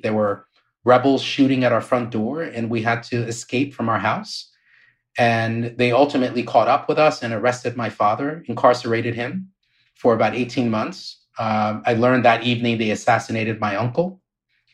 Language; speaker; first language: English; native; English